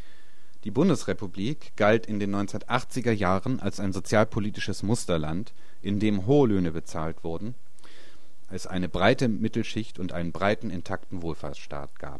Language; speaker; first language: German; native; German